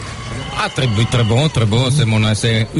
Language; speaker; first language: French; non-native, fluent; Italian